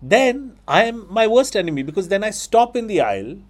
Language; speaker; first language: English; non-native, local second language; Bangla